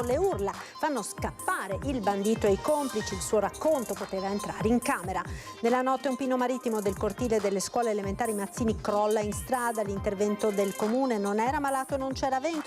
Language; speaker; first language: Italian; native; Italian